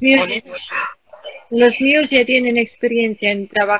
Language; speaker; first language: Spanish; non-native, fluent; Ukrainian